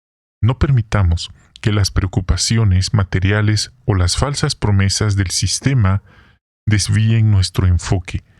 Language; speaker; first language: Spanish; native; Spanish